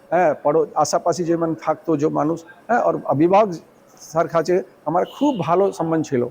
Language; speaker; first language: Bangla; non-native, local second language; Hindi